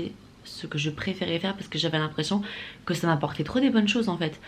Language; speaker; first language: French; native; French